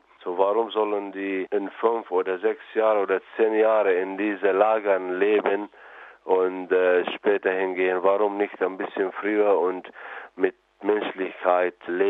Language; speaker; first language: German; non-native, learner; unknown